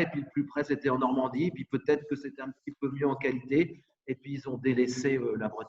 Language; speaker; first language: French; native; French